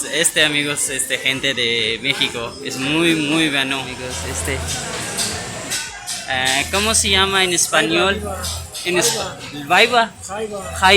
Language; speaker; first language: Spanish; non-native, learner; Urdu